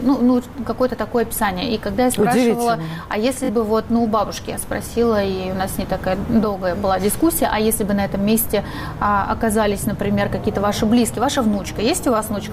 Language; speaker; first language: Russian; native; Russian